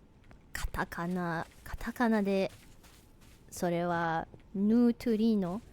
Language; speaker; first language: Japanese; non-native, learner; English